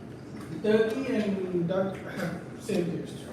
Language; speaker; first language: English; non-native, local second language; Hindi